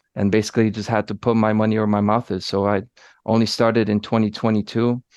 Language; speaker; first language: English; early bilingual, other home language; Polish